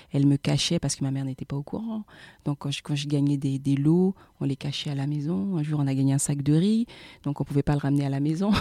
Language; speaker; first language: French; early bilingual, other home language; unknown